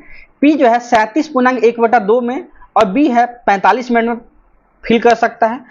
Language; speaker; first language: Hindi; native; Hindi